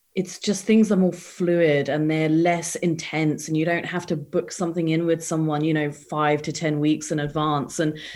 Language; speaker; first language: English; native; English